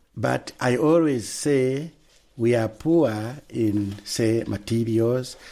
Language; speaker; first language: English; non-native, local second language; Nyanja